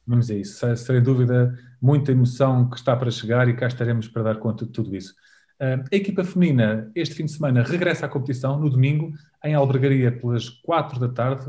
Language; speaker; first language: Portuguese; native; Portuguese